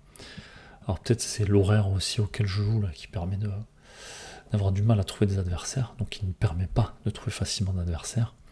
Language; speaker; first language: French; native; French